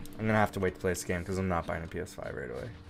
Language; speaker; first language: English; native; English